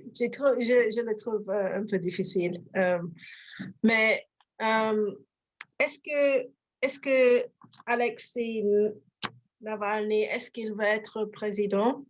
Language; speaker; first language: French; non-native, learner; English